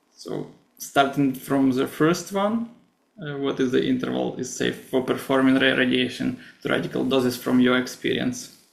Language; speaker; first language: English; non-native, fluent; Ukrainian